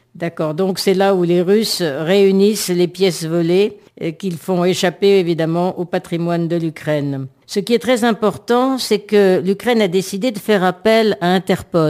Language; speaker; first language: French; native; French